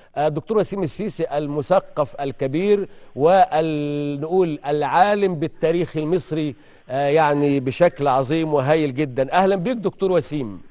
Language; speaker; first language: Egyptian Arabic; native; Egyptian Arabic